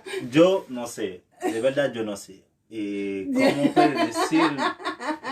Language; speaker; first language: Spanish; non-native, learner; Haitian Creole